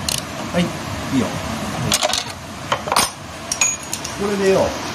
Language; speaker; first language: Japanese; native; Japanese